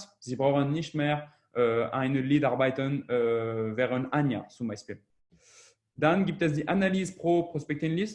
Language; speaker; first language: German; non-native, learner; French